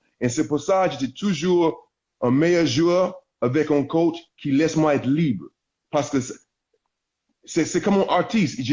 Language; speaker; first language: French; non-native, learner; English